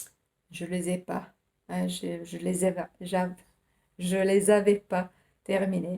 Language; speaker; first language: French; non-native, fluent; Finnish